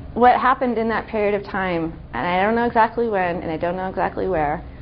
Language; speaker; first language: English; native; English